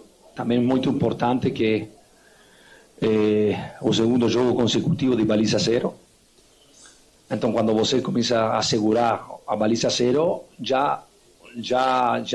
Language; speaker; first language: Portuguese; non-native, fluent; Spanish